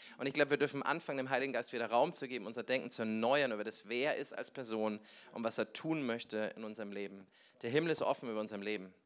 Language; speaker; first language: German; native; German